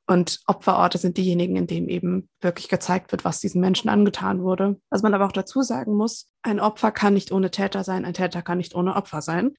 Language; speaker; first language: German; native; German